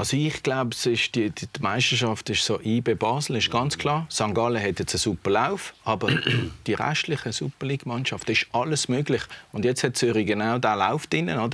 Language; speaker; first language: German; native; German